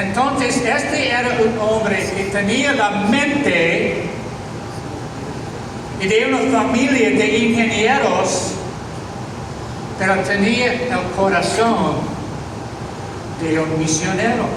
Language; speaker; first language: Spanish; non-native, fluent; English